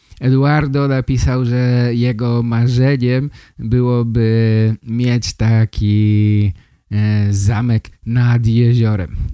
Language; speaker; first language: Polish; native; Polish